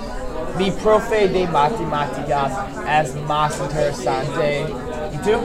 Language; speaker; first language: Spanish; non-native, learner; English